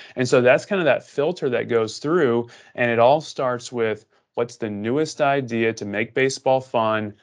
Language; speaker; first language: English; native; English